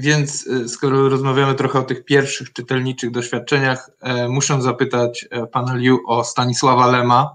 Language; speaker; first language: Polish; native; Polish